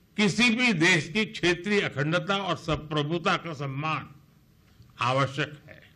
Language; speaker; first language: Hindi; non-native, local second language; Gujarati